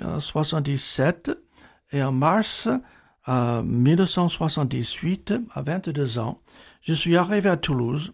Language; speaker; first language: French; non-native, fluent; English